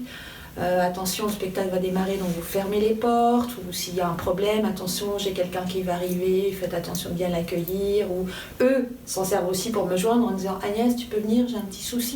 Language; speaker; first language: French; native; French